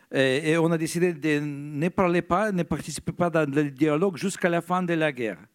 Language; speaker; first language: French; non-native, fluent; Russian